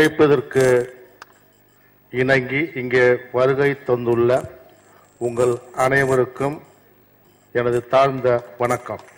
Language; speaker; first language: Tamil; native; Tamil